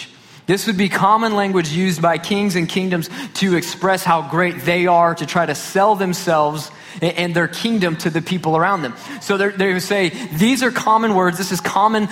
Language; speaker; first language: English; native; English